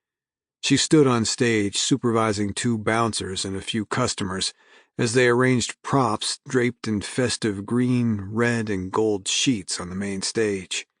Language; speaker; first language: English; native; English